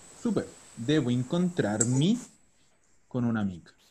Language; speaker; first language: Italian; non-native, fluent; Spanish